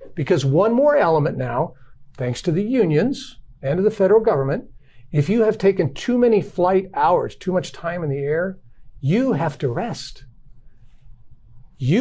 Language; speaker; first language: English; native; English